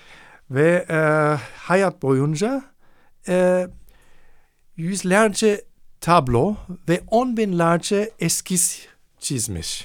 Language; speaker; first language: Turkish; non-native, fluent; German